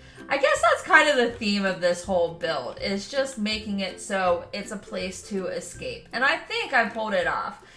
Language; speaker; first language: English; native; English